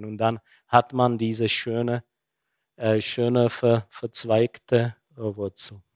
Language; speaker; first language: German; non-native, fluent; Czech